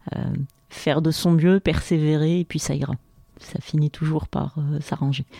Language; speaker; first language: French; non-native, local second language; Arabic